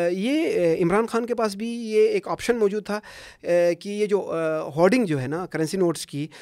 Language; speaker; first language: Urdu; non-native, local second language; Punjabi